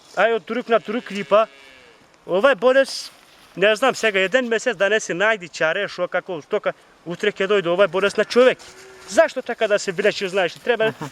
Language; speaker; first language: Macedonian; non-native, local second language; Turkish